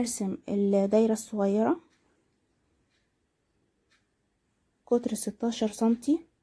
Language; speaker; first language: Arabic; native; Arabic